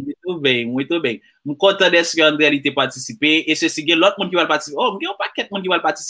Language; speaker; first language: Portuguese; non-native, learner; Haitian Creole